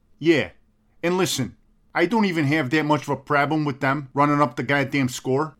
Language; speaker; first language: English; native; English